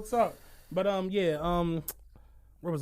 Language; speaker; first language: English; native; English